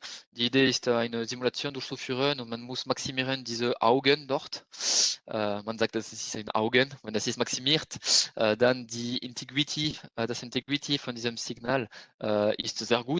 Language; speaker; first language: German; non-native, fluent; French